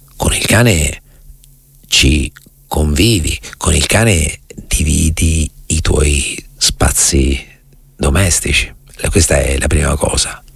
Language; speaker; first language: Italian; native; Italian